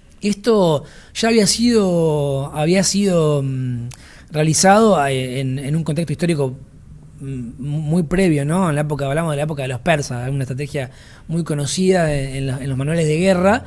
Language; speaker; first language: Spanish; native; Spanish